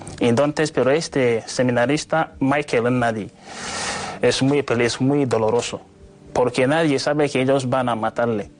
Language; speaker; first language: Spanish; non-native, learner; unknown